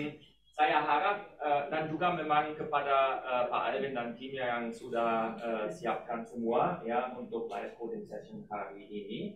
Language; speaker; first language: Indonesian; non-native, fluent; German